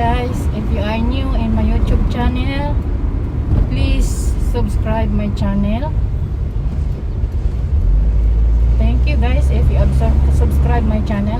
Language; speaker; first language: English; non-native, learner; Filipino